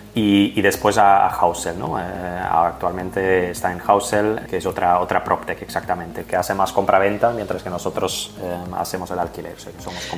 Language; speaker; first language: Spanish; non-native, fluent; Dutch